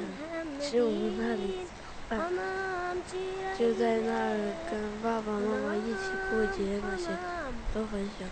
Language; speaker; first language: Chinese; non-native, local second language; Uyghur